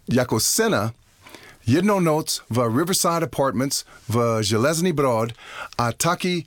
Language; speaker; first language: Czech; non-native, learner; English